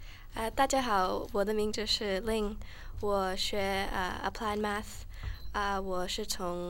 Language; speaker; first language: Chinese; early bilingual, heritage; Chinese